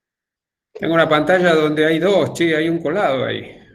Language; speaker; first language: Spanish; native; Spanish